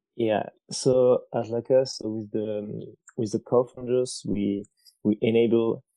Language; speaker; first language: English; non-native, fluent; French